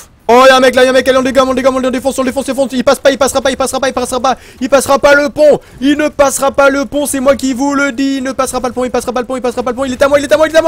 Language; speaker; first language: French; native; French